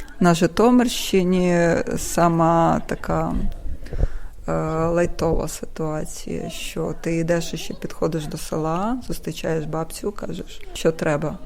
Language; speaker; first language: Ukrainian; native; Ukrainian